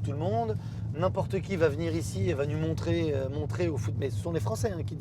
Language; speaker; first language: French; native; French